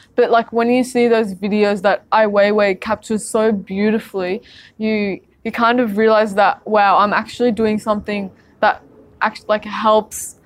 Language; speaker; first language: English; early bilingual, other home language; Arabic